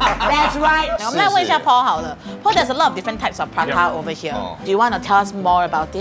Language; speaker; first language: English; non-native, local second language; Chinese